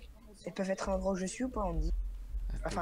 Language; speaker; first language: French; native; French